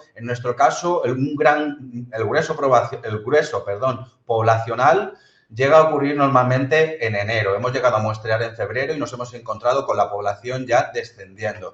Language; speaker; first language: Spanish; native; Spanish